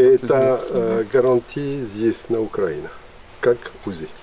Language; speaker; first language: Russian; non-native, fluent; French